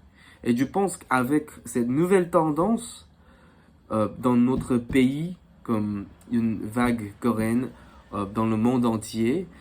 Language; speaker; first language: French; non-native, fluent; Korean